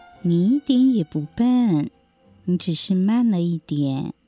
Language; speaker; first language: Chinese; native; Chinese